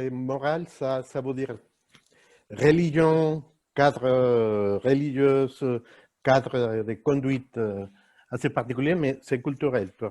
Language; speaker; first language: French; non-native, fluent; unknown